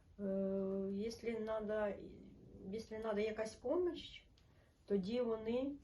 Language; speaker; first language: Ukrainian; non-native, local second language; Russian